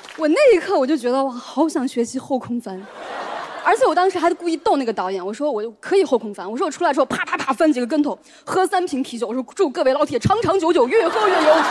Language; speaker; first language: Chinese; native; Chinese